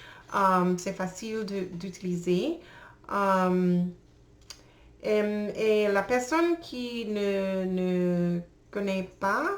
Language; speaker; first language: French; non-native, learner; English